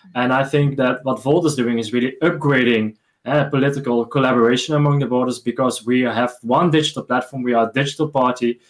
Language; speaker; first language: English; non-native, fluent; Dutch